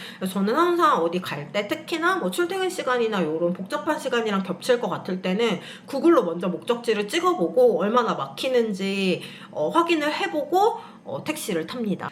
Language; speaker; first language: Korean; native; Korean